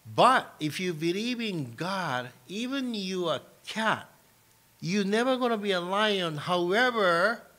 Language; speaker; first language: English; non-native, fluent; Japanese